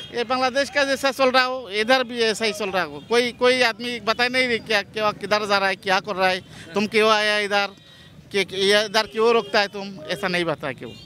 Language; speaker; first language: Hindi; non-native, learner; Bangla